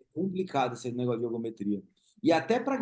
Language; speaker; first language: Portuguese; native; Portuguese